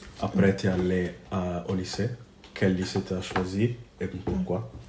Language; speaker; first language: French; non-native, fluent; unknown